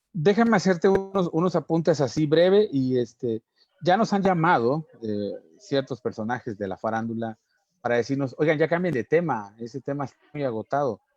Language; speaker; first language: Spanish; native; Spanish